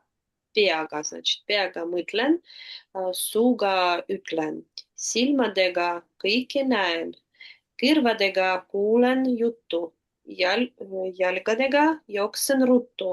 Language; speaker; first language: Estonian; non-native, learner; Russian